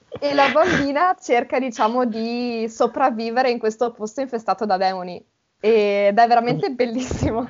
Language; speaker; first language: Italian; native; Italian